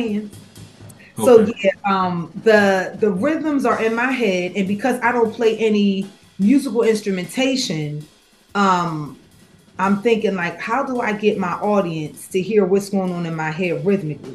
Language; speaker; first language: English; native; English